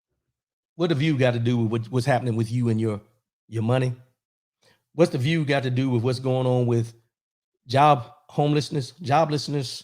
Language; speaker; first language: English; native; English